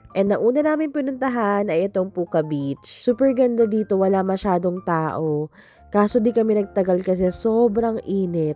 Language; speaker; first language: Filipino; native; Filipino